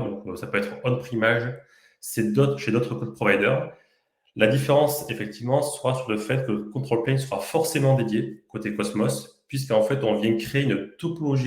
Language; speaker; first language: French; native; French